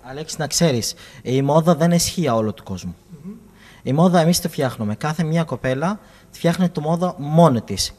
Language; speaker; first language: Greek; non-native, fluent; Arabic